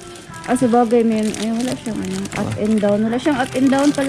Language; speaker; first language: Filipino; native; Filipino